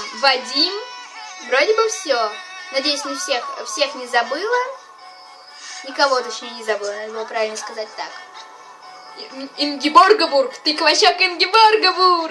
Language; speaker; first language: Russian; native; Russian